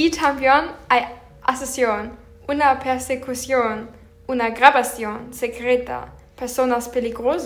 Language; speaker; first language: Spanish; non-native, learner; German